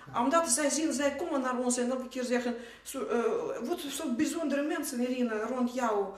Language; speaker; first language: Dutch; non-native, fluent; Russian